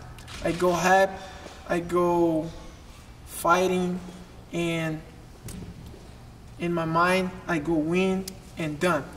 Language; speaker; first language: English; non-native, learner; Portuguese